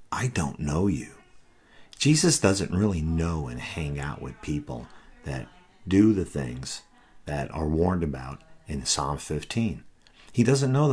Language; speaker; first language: English; native; English